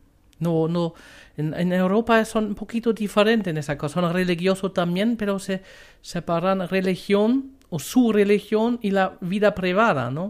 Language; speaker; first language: Spanish; non-native, fluent; German